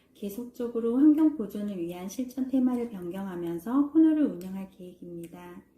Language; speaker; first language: Korean; native; Korean